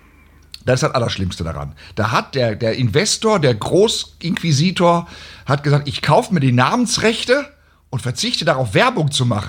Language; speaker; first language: German; native; German